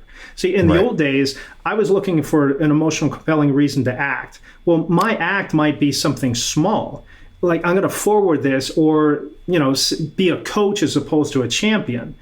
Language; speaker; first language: English; native; English